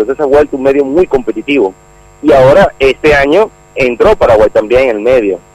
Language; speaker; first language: Spanish; native; Spanish